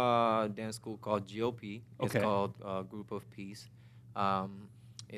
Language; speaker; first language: English; non-native, fluent; Spanish